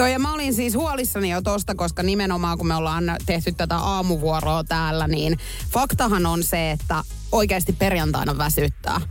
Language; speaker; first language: Finnish; native; Finnish